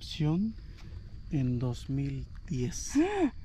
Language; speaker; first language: Spanish; native; Spanish